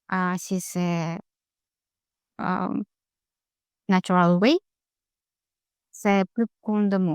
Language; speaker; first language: French; non-native, learner; Russian